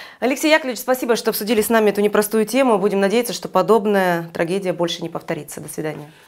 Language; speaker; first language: Russian; native; Russian